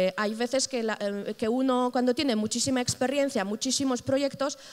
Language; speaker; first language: Spanish; non-native, fluent; Polish